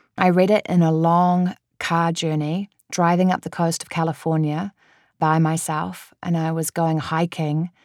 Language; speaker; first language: English; native; English